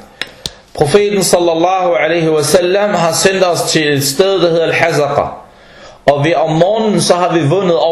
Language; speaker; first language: Danish; non-native, fluent; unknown